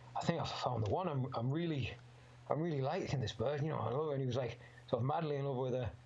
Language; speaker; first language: English; native; English